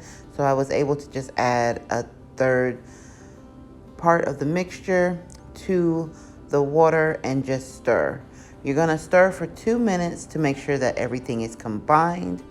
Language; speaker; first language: English; native; English